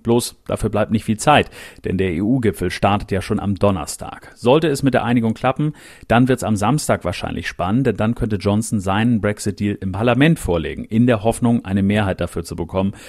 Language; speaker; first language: German; native; German